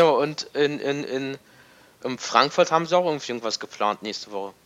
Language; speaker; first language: German; native; German